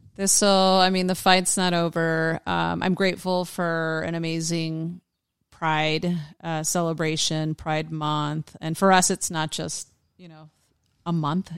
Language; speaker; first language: English; early bilingual, other home language; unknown